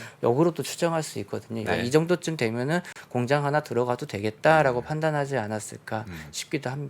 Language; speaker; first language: Korean; native; Korean